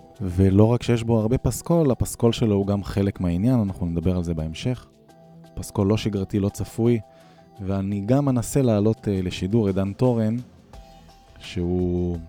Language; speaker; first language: Hebrew; native; Hebrew